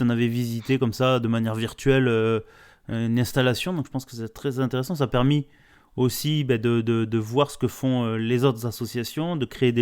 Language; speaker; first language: French; native; French